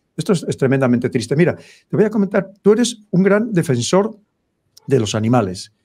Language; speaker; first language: Spanish; native; Spanish